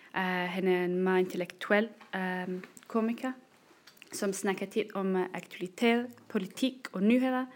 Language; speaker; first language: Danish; non-native, fluent; German